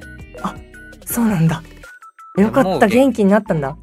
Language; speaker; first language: Japanese; native; Japanese